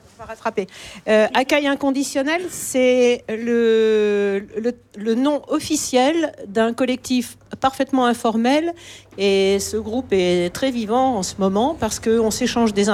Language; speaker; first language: French; native; French